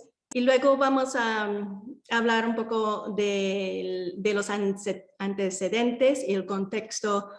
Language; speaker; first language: Spanish; early bilingual, heritage; Spanish